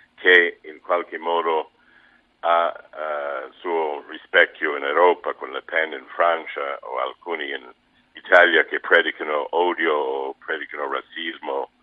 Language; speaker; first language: Italian; non-native, fluent; English